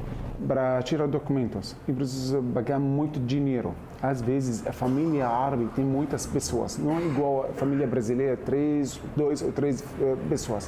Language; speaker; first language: Portuguese; non-native, learner; Arabic